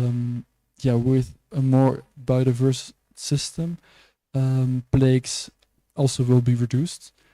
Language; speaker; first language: English; non-native, fluent; Dutch